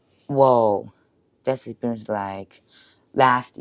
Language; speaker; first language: English; non-native, learner; Chinese